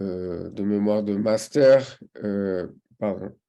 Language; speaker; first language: French; non-native, fluent; Spanish